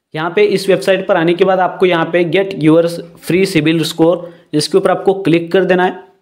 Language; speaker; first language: Hindi; non-native, local second language; Marathi